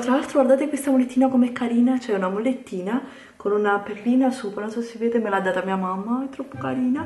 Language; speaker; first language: Italian; native; Italian